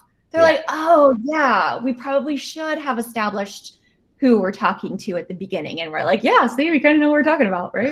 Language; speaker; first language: English; native; English